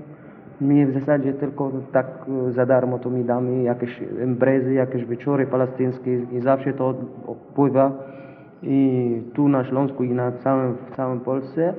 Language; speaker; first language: Polish; non-native, learner; Arabic